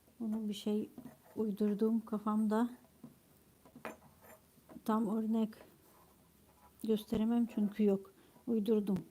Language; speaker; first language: Turkish; non-native, fluent; Ukrainian